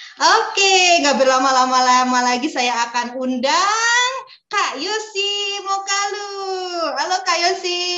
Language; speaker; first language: Indonesian; native; Indonesian